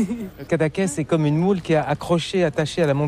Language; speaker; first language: French; native; French